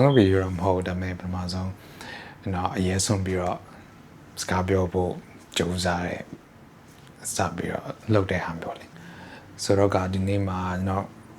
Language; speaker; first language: Burmese; early bilingual, heritage; Burmese